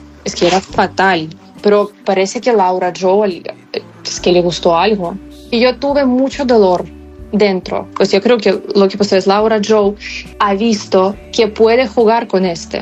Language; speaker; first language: Spanish; non-native, fluent; Ukrainian